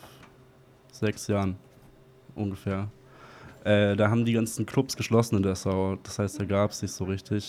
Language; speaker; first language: German; native; German